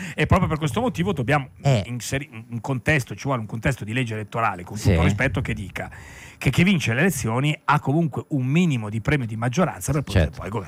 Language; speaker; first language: Italian; native; Italian